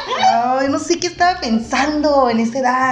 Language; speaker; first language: Spanish; native; Spanish